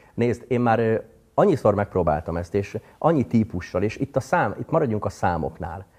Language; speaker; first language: Hungarian; native; Hungarian